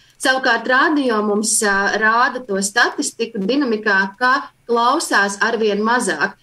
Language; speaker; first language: Latvian; native; Latvian